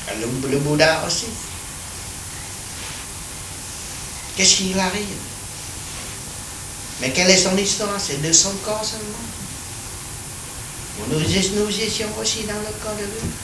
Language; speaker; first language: French; non-native, learner; Vietnamese